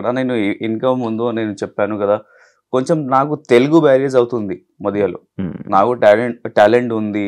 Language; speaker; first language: Telugu; non-native, local second language; Hindi